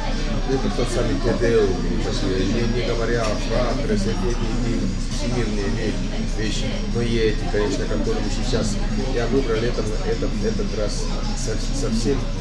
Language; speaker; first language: Russian; non-native, fluent; Estonian